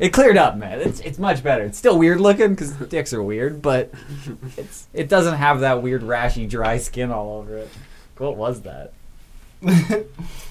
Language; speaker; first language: English; native; English